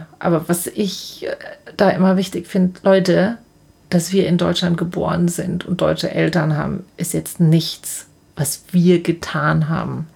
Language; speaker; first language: German; native; German